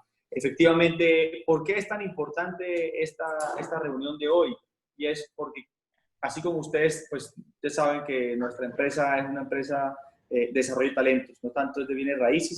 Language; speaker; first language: Spanish; native; Spanish